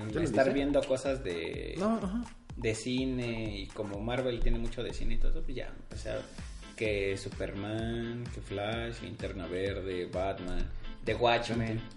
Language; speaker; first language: Spanish; native; Spanish